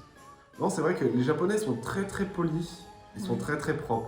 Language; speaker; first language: French; native; French